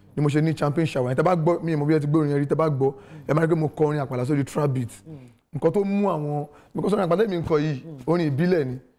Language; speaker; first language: Yoruba; non-native, local second language; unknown